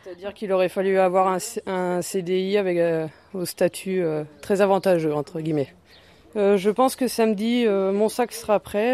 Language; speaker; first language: French; native; French